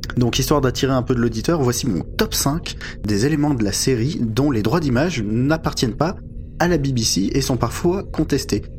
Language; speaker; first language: French; native; French